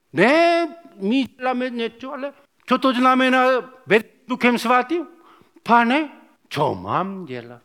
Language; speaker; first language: Czech; non-native, learner; Korean